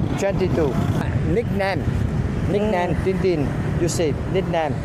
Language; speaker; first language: English; non-native, learner; Vietnamese